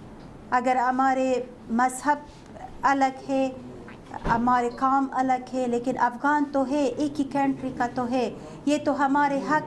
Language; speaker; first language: Hindi; non-native, fluent; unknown